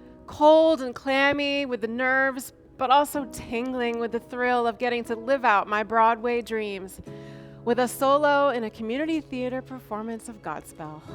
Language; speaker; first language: English; native; English